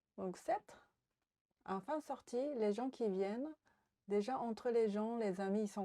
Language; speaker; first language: French; non-native, fluent; Japanese